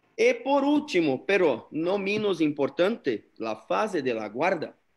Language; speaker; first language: Spanish; non-native, learner; Portuguese